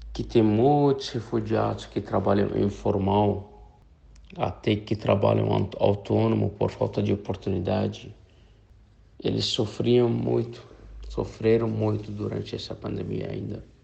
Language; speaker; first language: Portuguese; non-native, fluent; Arabic